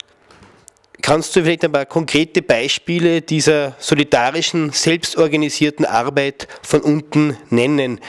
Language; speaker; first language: German; native; German